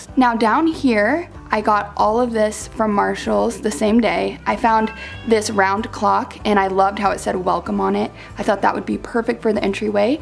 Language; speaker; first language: English; native; English